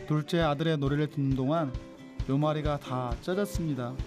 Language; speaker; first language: Korean; native; Korean